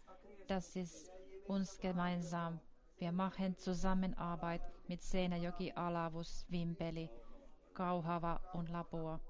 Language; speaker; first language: German; non-native, fluent; Finnish